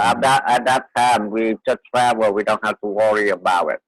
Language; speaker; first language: English; non-native, fluent; Vietnamese